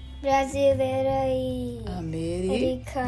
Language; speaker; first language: Portuguese; early bilingual, heritage; Portuguese